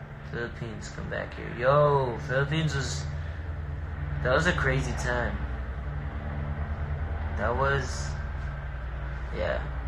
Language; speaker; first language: English; early bilingual, other home language; Spanish